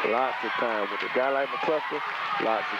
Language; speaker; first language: English; native; English